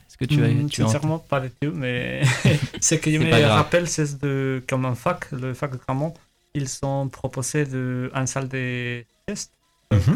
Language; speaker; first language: French; non-native, learner; Spanish